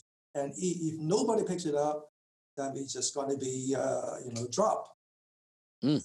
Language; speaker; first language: English; non-native, local second language; Cantonese